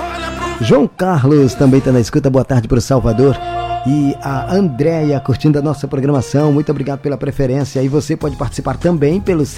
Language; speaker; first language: Portuguese; native; Portuguese